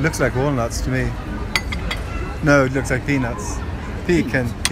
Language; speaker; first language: English; non-native, fluent; Swedish